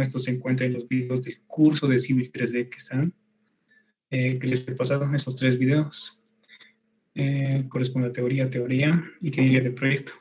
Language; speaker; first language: Spanish; native; Spanish